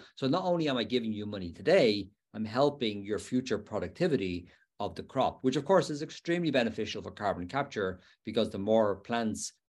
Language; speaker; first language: English; native; English